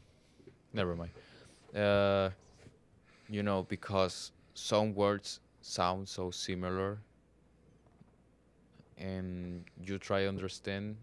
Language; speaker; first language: English; non-native, learner; Spanish